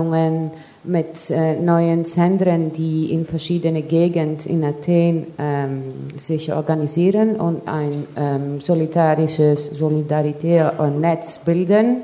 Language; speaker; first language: German; non-native, fluent; Greek